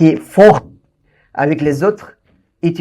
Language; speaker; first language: French; non-native, fluent; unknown